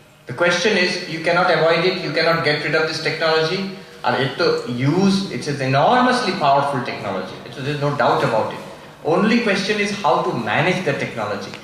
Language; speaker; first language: English; non-native, local second language; Bangla